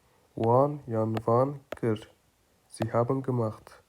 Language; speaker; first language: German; non-native, fluent; Kurdish